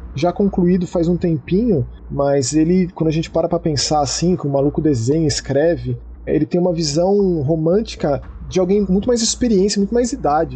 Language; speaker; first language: Portuguese; native; Portuguese